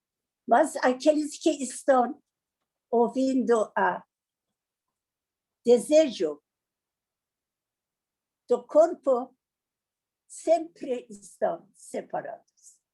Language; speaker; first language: Portuguese; non-native, learner; Persian